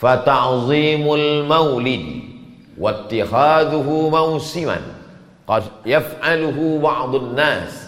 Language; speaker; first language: Arabic; non-native, fluent; Indonesian